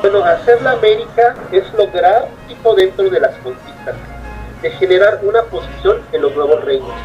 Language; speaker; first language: Spanish; native; Spanish